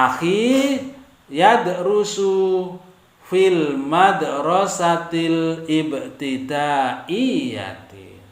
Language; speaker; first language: Arabic; non-native, fluent; Javanese